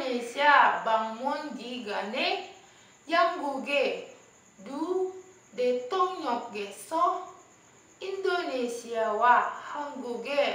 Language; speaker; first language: Korean; non-native, learner; Indonesian